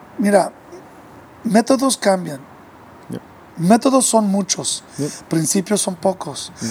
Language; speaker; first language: Spanish; early bilingual, heritage; English